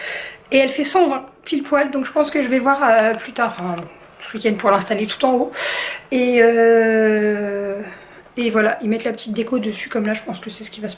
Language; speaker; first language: French; native; French